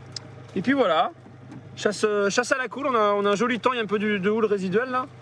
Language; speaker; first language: French; native; French